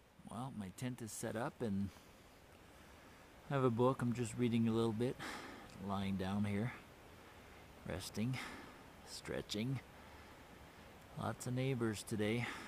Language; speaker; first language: English; non-native, local second language; French